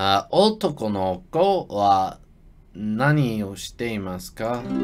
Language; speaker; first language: Japanese; non-native, learner; English